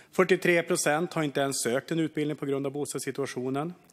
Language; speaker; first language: Swedish; native; Swedish